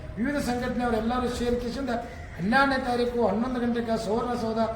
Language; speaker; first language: Kannada; native; Kannada